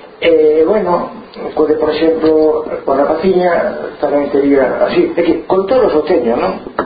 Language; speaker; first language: Galician; non-native, local second language; Spanish